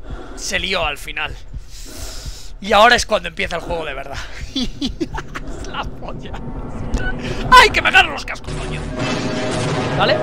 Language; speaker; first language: Spanish; native; Spanish